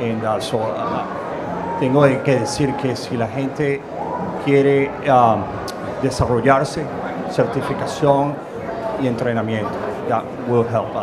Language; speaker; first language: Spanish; early bilingual, heritage; Spanish